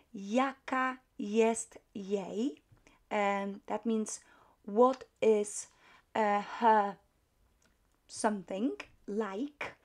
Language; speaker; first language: English; non-native, fluent; Polish